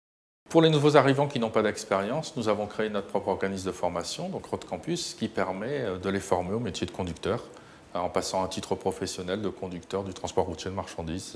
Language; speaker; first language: French; native; French